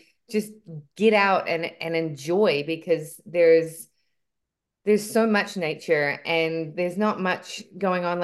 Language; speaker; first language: English; native; English